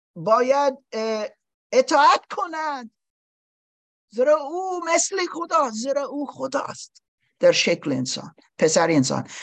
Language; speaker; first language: Persian; non-native, learner; English